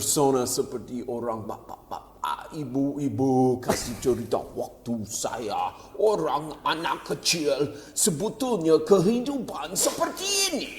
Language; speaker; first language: Indonesian; non-native, fluent; English